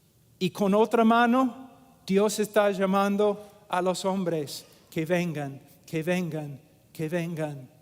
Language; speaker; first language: Spanish; non-native, fluent; English